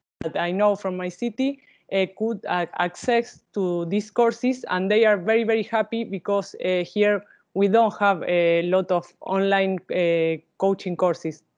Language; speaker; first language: English; non-native, learner; Spanish